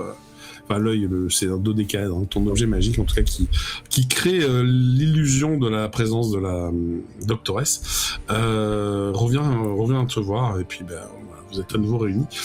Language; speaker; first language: French; native; French